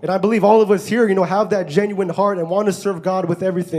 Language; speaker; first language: English; early bilingual, other home language; Spanish